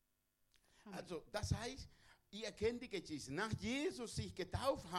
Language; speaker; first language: German; non-native, learner; Spanish